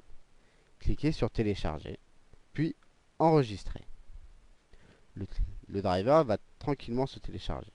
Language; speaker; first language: French; native; French